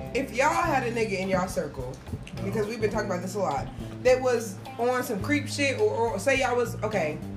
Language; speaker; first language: English; native; English